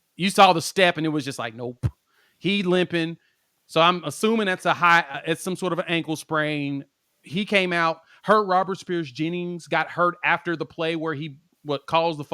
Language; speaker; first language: English; native; English